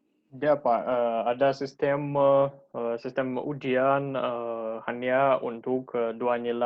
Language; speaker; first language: Indonesian; non-native, learner; Russian